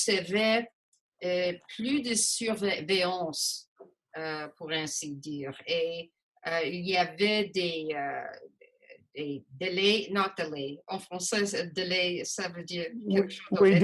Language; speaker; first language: French; non-native, local second language; English